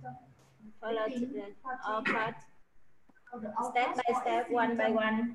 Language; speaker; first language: English; non-native, learner; Vietnamese